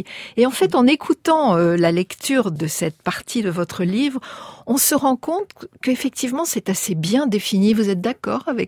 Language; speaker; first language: French; native; French